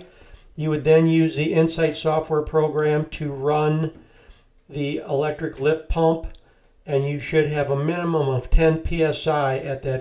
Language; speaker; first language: English; native; English